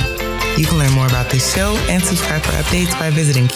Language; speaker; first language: English; native; English